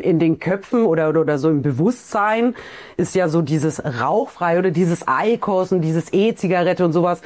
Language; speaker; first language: German; native; German